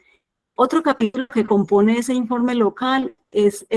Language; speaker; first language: Spanish; native; Spanish